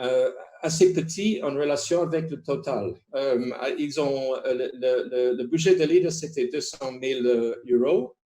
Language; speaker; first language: French; non-native, fluent; Spanish